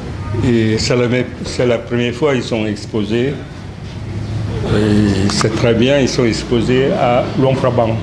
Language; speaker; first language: French; non-native, fluent; Lao